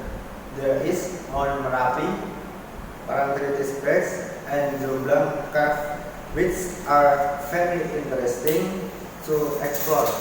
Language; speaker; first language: English; non-native, learner; Indonesian